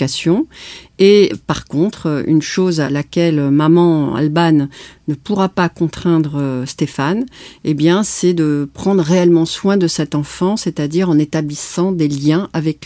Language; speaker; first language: French; native; French